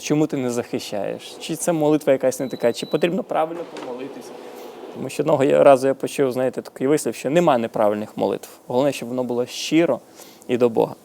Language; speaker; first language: Ukrainian; native; Ukrainian